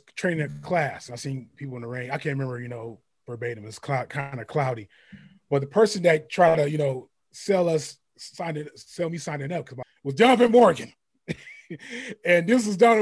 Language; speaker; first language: English; native; English